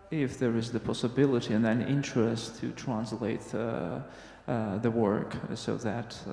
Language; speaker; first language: English; non-native, fluent; Georgian